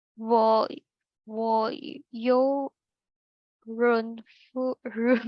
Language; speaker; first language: Chinese; non-native, learner; Filipino